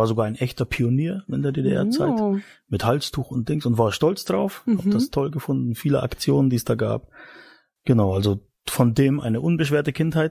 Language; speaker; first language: German; native; German